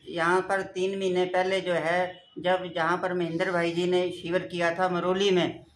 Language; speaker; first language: Hindi; native; Hindi